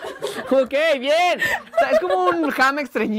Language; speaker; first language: Spanish; native; Spanish